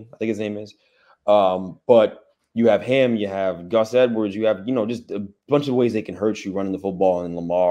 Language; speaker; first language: English; native; English